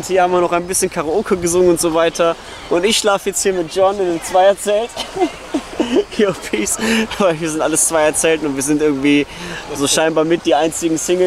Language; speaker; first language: German; native; German